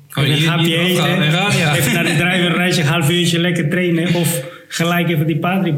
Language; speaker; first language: Dutch; non-native, fluent; Spanish